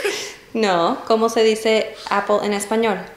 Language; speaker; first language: Spanish; early bilingual, heritage; Spanish